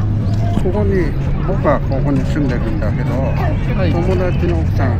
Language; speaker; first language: Japanese; native; Japanese